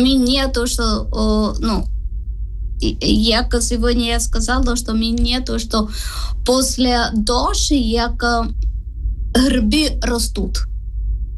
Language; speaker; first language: Ukrainian; non-native, learner; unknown